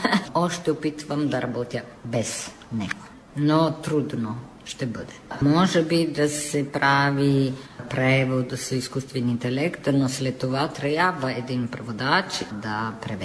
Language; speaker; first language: Bulgarian; non-native, fluent; Italian